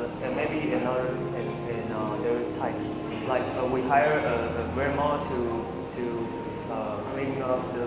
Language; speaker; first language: English; non-native, learner; Chinese